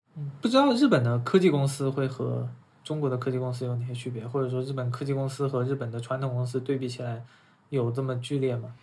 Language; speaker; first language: Chinese; native; Chinese